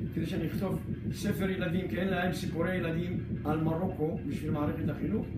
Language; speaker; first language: Hebrew; early bilingual, other home language; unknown